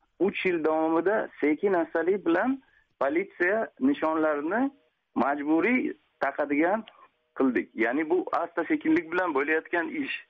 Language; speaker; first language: Uzbek; native; Uzbek